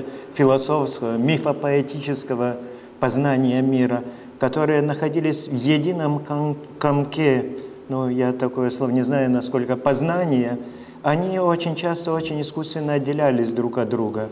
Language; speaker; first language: Russian; non-native, fluent; Lithuanian